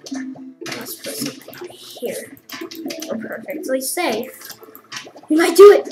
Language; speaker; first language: English; native; English